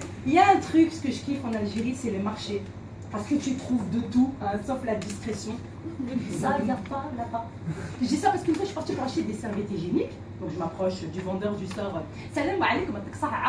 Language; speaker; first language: French; native; French